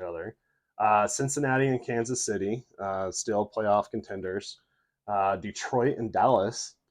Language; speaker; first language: English; native; English